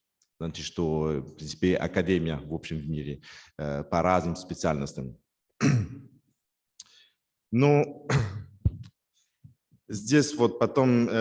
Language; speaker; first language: Russian; non-native, fluent; French